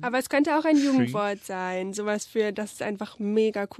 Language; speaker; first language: German; native; German